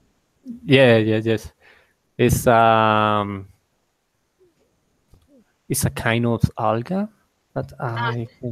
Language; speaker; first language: English; non-native, learner; Spanish